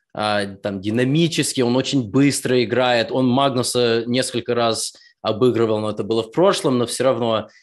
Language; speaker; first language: Russian; early bilingual, heritage; Russian